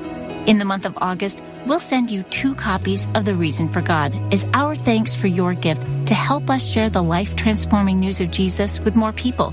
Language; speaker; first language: English; native; English